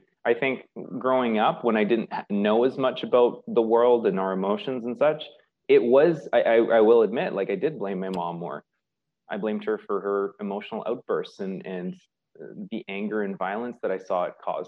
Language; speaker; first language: English; native; English